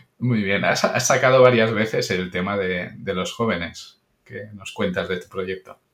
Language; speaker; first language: Spanish; non-native, local second language; Catalan